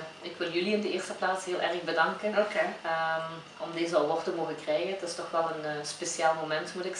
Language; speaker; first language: Dutch; early bilingual, other home language; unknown